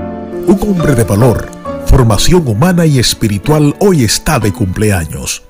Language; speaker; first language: Spanish; native; Spanish